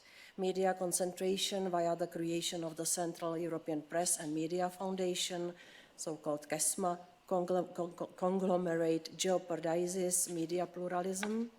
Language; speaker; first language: English; non-native, fluent; Czech